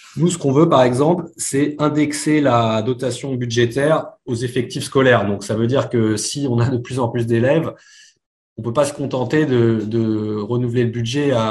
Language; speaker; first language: French; native; French